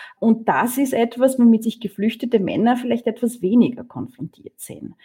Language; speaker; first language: German; native; German